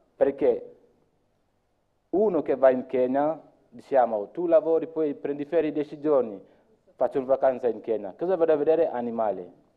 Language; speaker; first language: Italian; non-native, learner; Luo (Kenya and Tanzania)